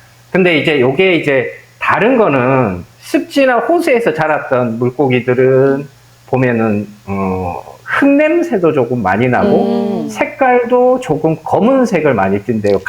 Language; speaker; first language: Korean; native; Korean